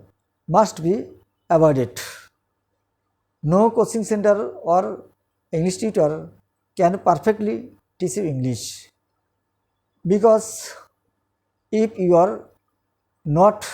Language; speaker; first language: English; non-native, local second language; Bangla